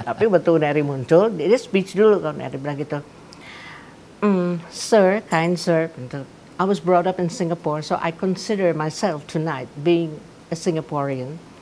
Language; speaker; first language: English; non-native, fluent; Indonesian